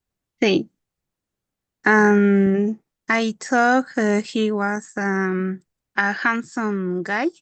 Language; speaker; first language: English; non-native, learner; Spanish